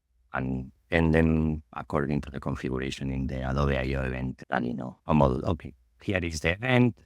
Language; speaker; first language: English; non-native, fluent; Spanish